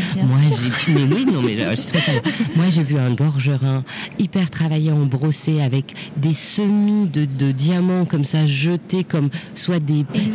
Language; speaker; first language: French; native; French